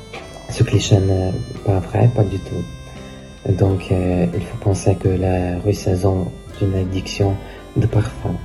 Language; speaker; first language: French; non-native, learner; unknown